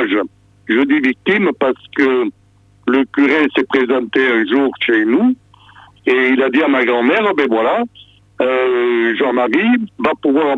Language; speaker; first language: French; native; French